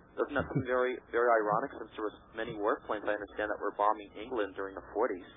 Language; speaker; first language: English; native; English